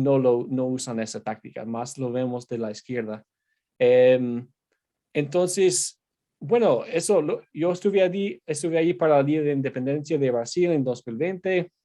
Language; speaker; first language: Spanish; non-native, fluent; English